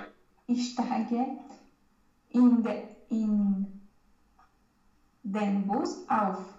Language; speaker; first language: German; non-native, learner; Romanian